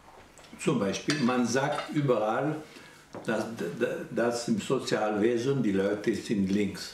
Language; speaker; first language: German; non-native, local second language; French